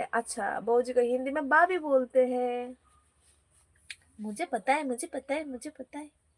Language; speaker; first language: Hindi; non-native, local second language; Bangla